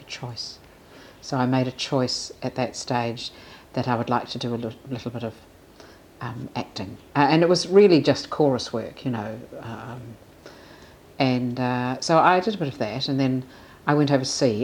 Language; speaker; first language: English; native; English